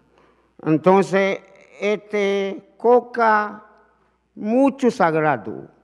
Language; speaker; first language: Spanish; non-native, learner; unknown